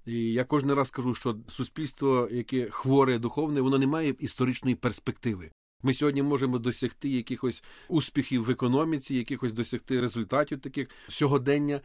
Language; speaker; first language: Ukrainian; native; Ukrainian